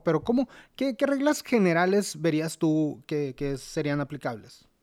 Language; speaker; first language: Spanish; native; Spanish